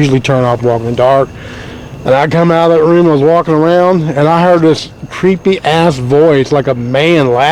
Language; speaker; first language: English; native; English